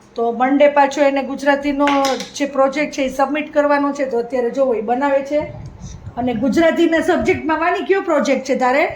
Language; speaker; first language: Gujarati; native; Gujarati